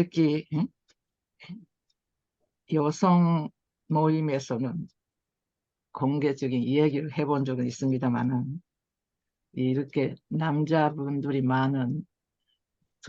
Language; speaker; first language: Korean; early bilingual, heritage; Korean